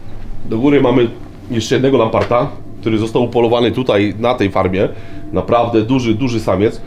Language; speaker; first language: Polish; native; Polish